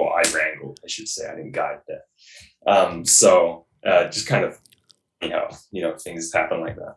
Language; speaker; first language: English; native; English